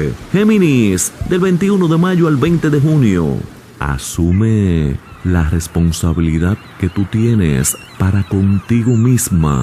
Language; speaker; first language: Spanish; native; Spanish